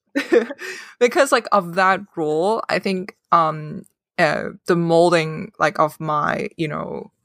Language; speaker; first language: English; non-native, local second language; Cantonese